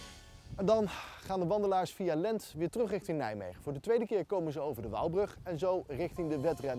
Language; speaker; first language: Dutch; native; Dutch